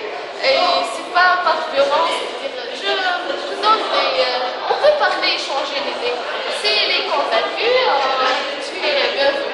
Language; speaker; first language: French; non-native, learner; Arabic